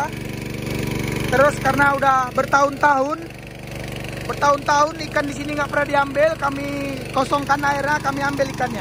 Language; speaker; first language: Indonesian; native; Indonesian